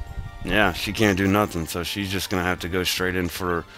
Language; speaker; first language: English; native; English